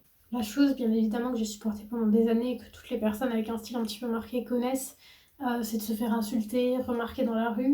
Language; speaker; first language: French; native; French